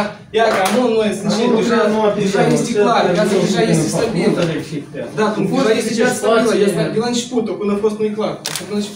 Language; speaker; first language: Romanian; non-native, local second language; Russian